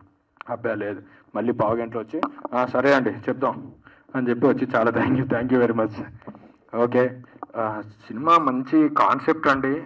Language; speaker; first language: Telugu; native; Telugu